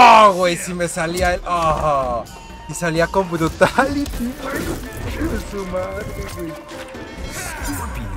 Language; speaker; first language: Spanish; native; Spanish